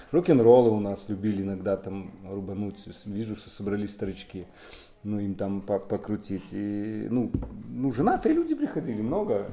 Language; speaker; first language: Russian; non-native, local second language; Polish